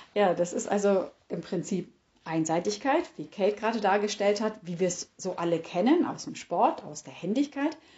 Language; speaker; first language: German; native; German